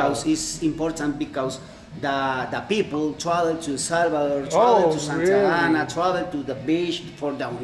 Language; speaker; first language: English; non-native, learner; Spanish